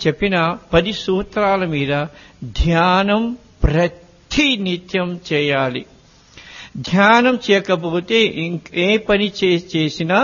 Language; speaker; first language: Telugu; non-native, fluent; Morisyen